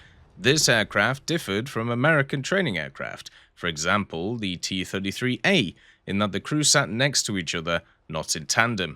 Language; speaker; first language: English; native; English